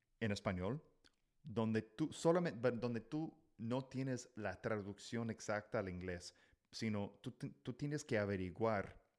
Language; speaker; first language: Spanish; non-native, fluent; English